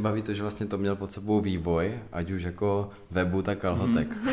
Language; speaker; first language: Czech; native; Czech